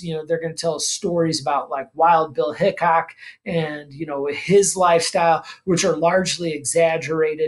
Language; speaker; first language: English; native; English